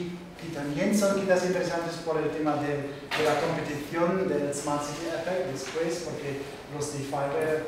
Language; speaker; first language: Spanish; non-native, fluent; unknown